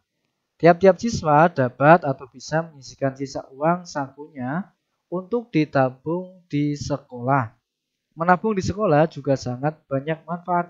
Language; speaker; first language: Indonesian; native; Indonesian